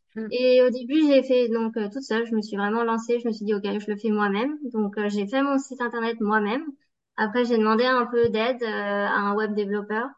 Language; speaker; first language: French; native; French